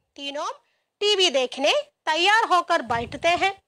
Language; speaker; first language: Hindi; non-native, local second language; Malayalam